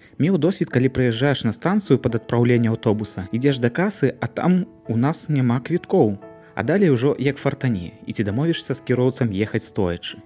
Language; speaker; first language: Belarusian; native; Belarusian